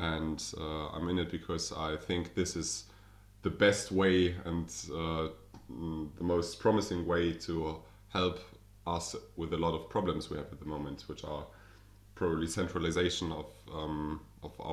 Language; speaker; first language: English; non-native, fluent; German